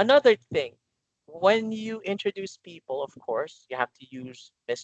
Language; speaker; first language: English; non-native, local second language; Filipino